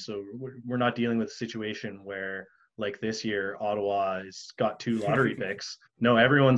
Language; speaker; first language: English; native; English